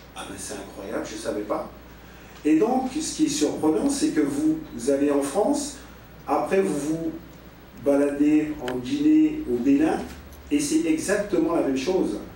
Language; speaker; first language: French; native; French